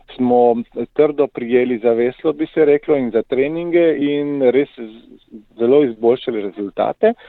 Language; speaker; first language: Slovenian; native; Slovenian